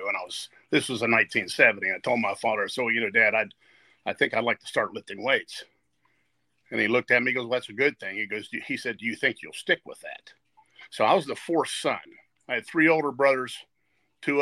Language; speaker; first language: English; native; English